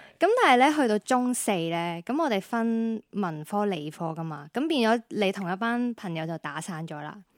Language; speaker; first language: Cantonese; native; Cantonese